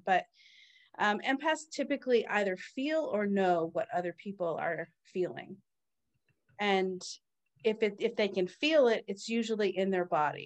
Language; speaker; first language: English; native; English